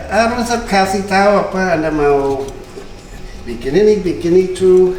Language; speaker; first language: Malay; non-native, learner; English